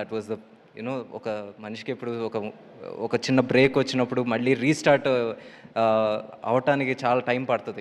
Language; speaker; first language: Telugu; native; Telugu